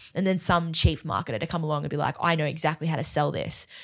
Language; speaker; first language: English; native; English